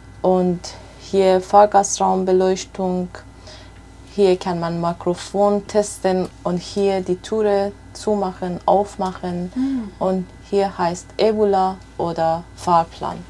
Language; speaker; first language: German; non-native, fluent; Persian